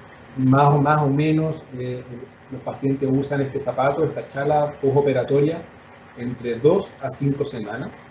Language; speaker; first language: Spanish; native; Spanish